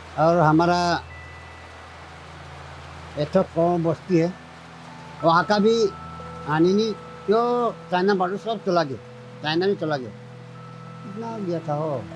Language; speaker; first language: Hindi; non-native, local second language; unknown